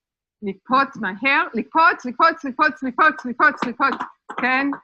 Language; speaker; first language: Hebrew; non-native, fluent; English